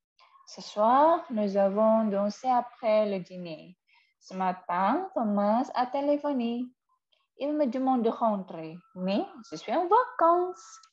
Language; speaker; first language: French; non-native, fluent; Indonesian